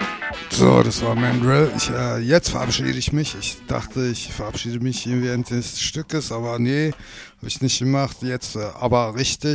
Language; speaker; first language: German; native; German